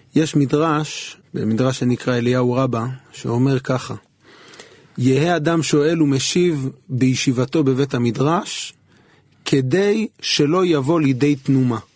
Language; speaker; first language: Hebrew; native; Hebrew